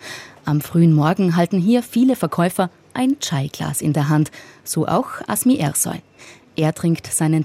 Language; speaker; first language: German; native; German